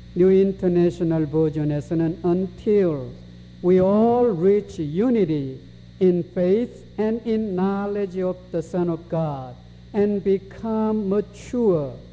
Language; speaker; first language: English; non-native, fluent; Korean